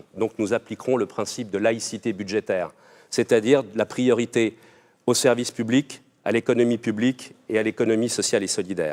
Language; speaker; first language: French; native; French